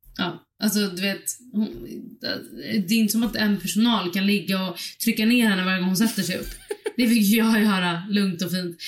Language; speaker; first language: Swedish; early bilingual, other home language; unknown